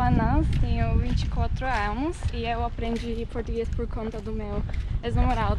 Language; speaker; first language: Portuguese; non-native, fluent; Turkish